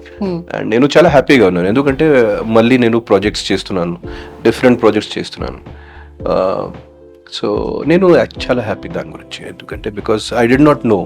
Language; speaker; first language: Telugu; non-native, fluent; Hindi